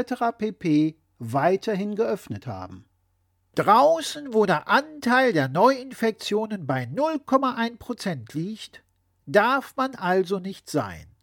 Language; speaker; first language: German; native; German